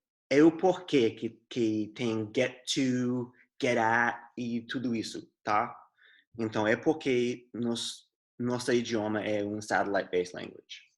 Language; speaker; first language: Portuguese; non-native, fluent; English